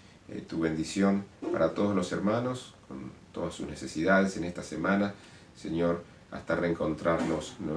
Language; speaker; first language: Spanish; native; Spanish